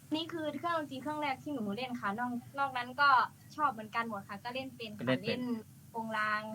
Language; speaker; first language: Thai; native; Thai